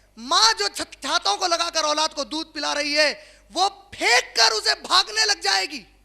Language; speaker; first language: Hindi; non-native, local second language; Urdu